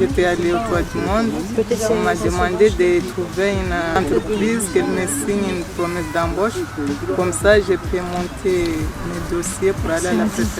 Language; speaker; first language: French; non-native, learner; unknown